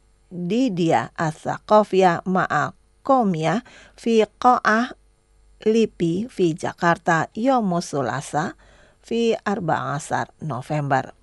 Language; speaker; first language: Arabic; non-native, fluent; Indonesian